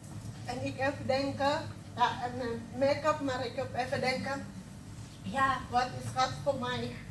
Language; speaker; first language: Dutch; non-native, learner; Indonesian